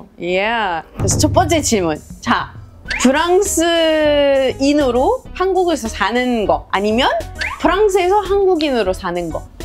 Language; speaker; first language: Korean; non-native, fluent; Arabic